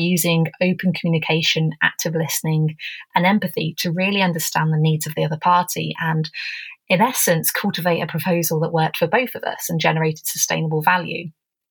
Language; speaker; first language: English; native; English